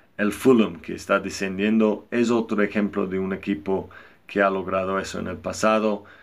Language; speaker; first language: Spanish; non-native, fluent; English